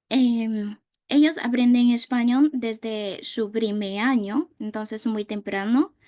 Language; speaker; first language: Spanish; non-native, fluent; Vietnamese